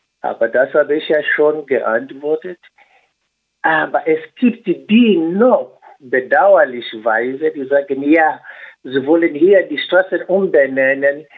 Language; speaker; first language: German; non-native, learner; Swahili